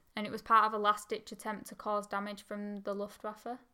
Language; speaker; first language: English; native; English